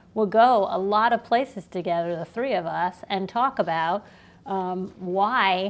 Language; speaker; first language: English; native; English